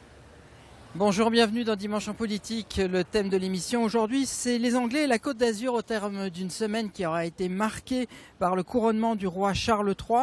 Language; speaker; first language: French; native; French